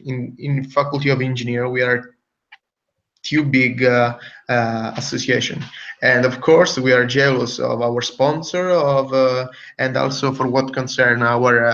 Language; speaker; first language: English; non-native, fluent; Italian